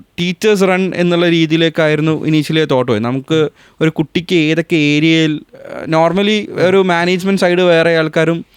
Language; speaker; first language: Malayalam; native; Malayalam